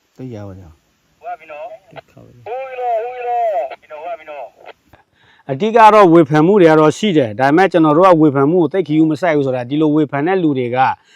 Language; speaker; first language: Burmese; non-native, local second language; S'gaw Karen